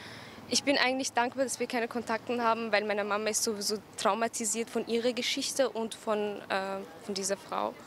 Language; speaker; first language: German; early bilingual, other home language; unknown